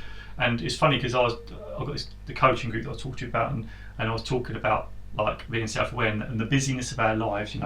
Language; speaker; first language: English; native; English